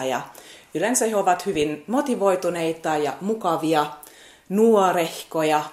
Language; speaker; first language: Finnish; non-native, fluent; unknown